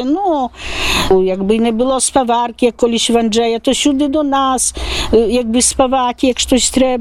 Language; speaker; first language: Polish; non-native, local second language; Ukrainian